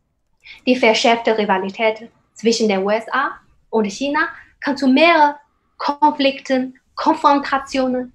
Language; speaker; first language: German; non-native, fluent; Chinese